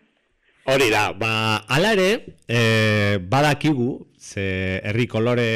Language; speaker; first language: Basque; non-native, local second language; Spanish